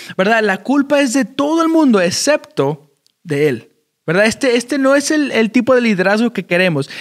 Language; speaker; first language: Spanish; early bilingual, heritage; Spanish